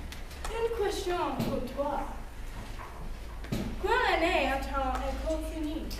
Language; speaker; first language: French; non-native, learner; English